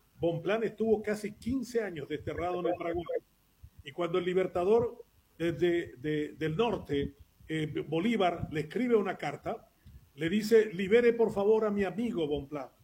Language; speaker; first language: Spanish; non-native, local second language; Guarani